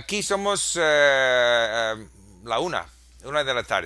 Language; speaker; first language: Spanish; non-native, fluent; English